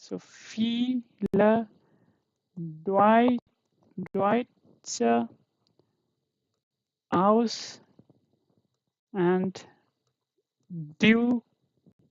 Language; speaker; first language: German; non-native, fluent; Hindi